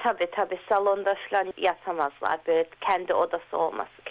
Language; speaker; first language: Turkish; early bilingual, heritage; Turkish